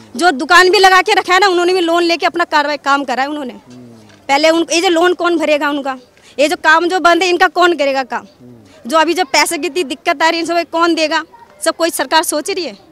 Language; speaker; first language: Hindi; native; Hindi